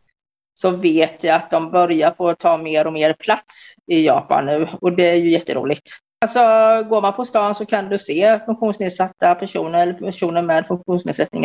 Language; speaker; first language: Swedish; native; Swedish